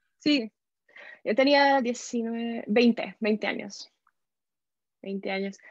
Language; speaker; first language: Spanish; non-native, fluent; English